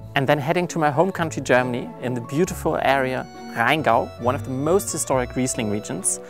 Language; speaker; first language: English; non-native, fluent; German